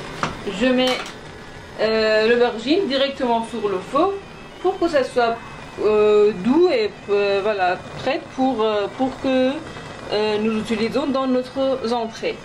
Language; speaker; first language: French; non-native, fluent; Persian